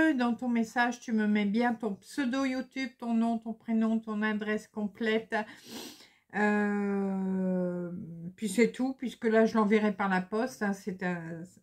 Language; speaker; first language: French; native; French